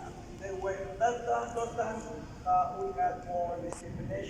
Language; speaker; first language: English; non-native, learner; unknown